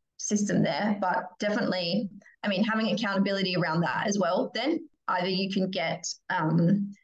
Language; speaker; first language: English; native; English